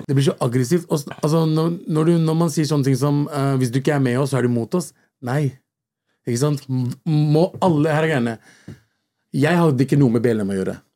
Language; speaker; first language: Norwegian; early bilingual, other home language; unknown